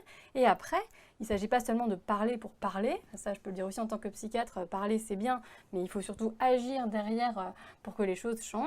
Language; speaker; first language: French; native; French